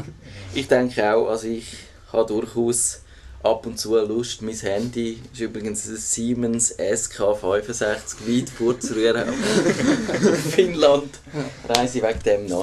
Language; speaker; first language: German; native; German